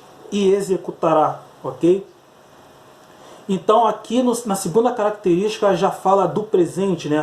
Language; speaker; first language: Portuguese; native; Portuguese